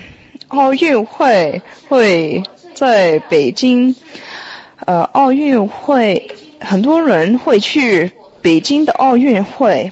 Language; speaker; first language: Chinese; non-native, learner; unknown